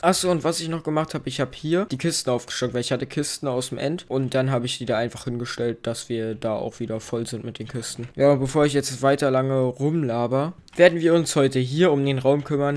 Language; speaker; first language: German; native; German